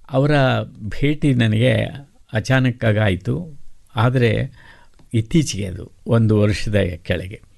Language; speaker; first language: Kannada; native; Kannada